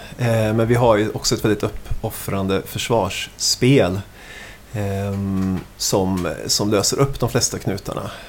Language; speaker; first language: Swedish; native; Swedish